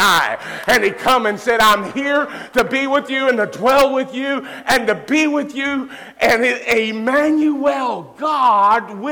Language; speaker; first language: English; native; English